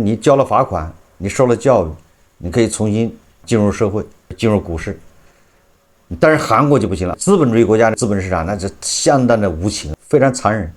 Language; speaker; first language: Chinese; native; Chinese